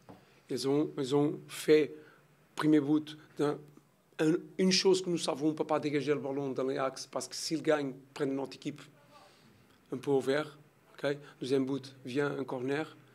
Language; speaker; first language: French; non-native, learner; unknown